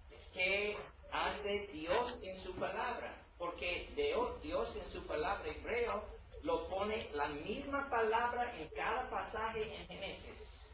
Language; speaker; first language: Spanish; non-native, learner; English